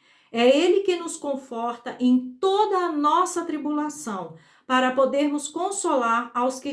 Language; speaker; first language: Portuguese; native; Portuguese